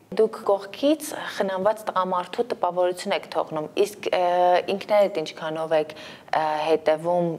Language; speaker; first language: Armenian; native; Armenian